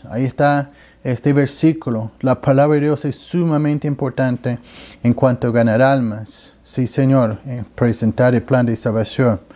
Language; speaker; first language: Spanish; non-native, learner; English